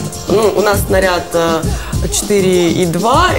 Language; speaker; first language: Russian; native; Russian